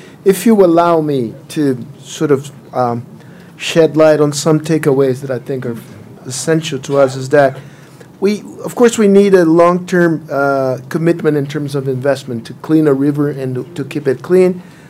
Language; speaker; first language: English; non-native, fluent; Portuguese